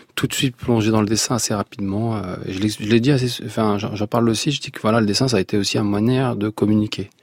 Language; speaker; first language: French; non-native, local second language; Arabic